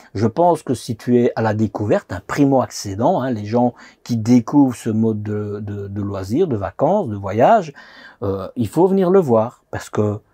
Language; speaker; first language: French; native; French